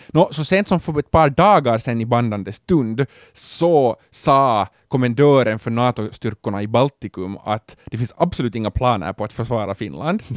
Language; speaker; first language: Swedish; native; Swedish